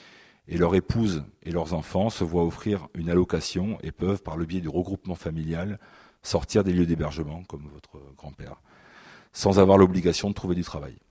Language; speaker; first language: French; native; French